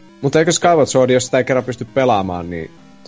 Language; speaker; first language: Finnish; native; Finnish